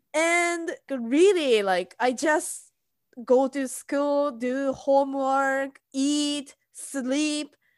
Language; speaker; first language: English; non-native, fluent; Japanese